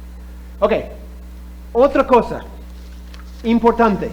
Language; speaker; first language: Spanish; non-native, fluent; English